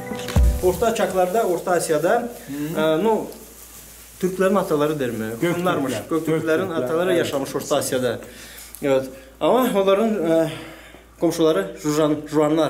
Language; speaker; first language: Turkish; non-native, learner; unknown